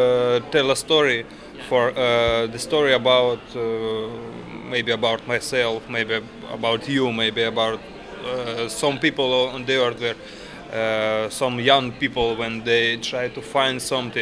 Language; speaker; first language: English; non-native, learner; Ukrainian